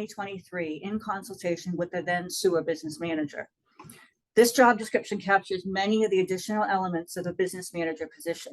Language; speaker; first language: English; native; English